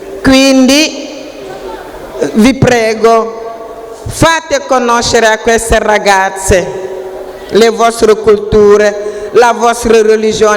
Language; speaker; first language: Italian; non-native, fluent; Wolof